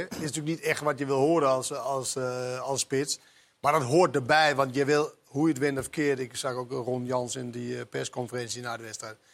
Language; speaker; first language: Dutch; non-native, fluent; Danish